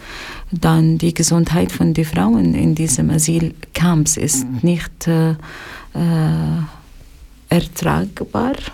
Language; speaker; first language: German; non-native, learner; Arabic